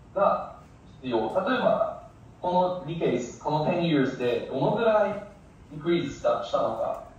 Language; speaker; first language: Japanese; non-native, fluent; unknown